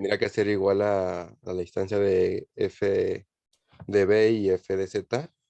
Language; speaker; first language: Spanish; native; Spanish